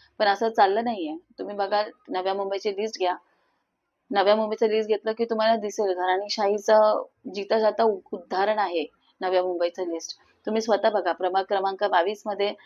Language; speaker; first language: Marathi; non-native, local second language; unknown